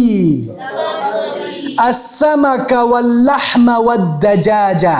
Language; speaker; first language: Arabic; non-native, fluent; Urdu